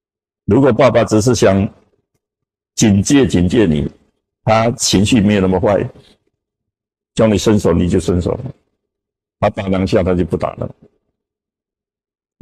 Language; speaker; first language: Chinese; native; Chinese